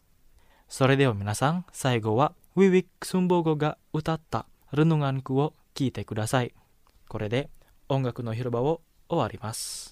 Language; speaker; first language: Japanese; non-native, fluent; Indonesian